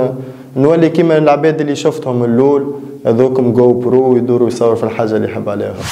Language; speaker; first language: Arabic; native; Arabic